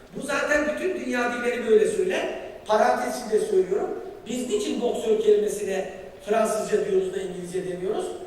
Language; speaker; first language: Turkish; native; Turkish